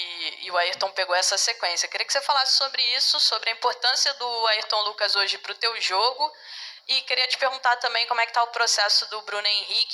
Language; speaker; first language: Portuguese; native; Portuguese